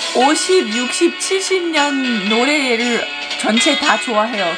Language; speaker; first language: Korean; non-native, fluent; French